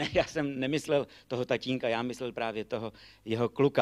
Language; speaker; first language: Czech; native; Czech